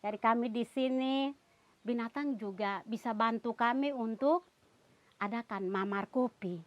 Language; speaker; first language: Indonesian; non-native, local second language; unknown